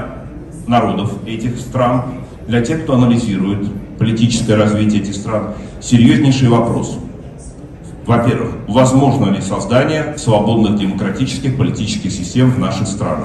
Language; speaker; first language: Russian; native; Russian